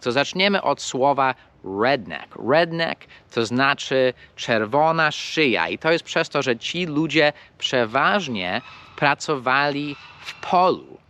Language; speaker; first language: Polish; non-native, fluent; English